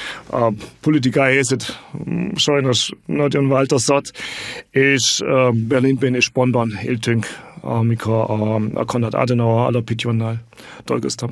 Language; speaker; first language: Hungarian; non-native, fluent; German